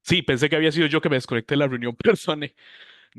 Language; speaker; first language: Spanish; native; Spanish